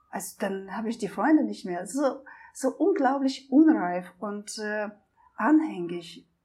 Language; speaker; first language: German; non-native, fluent; Russian